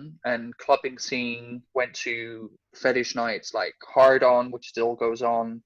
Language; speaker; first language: English; non-native, fluent; Danish